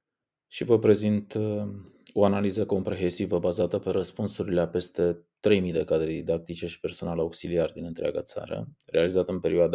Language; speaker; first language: Romanian; native; Romanian